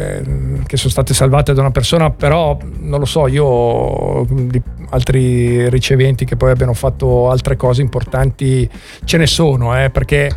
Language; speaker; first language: Italian; native; Italian